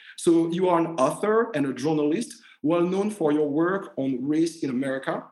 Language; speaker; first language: English; non-native, fluent; French